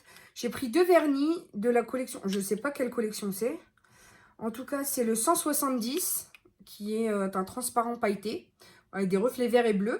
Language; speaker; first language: French; native; French